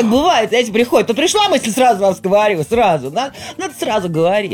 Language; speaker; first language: Russian; native; Russian